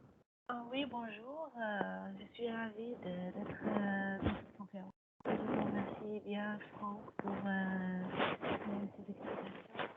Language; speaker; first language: French; non-native, fluent; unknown